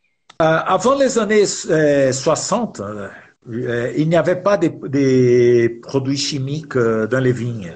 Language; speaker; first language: French; non-native, fluent; Portuguese